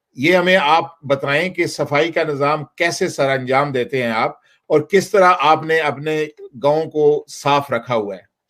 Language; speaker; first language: Urdu; non-native, local second language; Punjabi